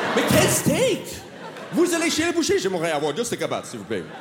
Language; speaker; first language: French; non-native, fluent; English